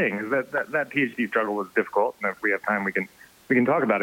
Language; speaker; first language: English; native; English